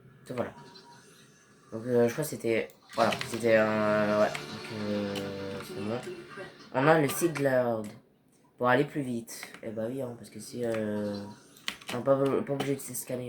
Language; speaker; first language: French; native; French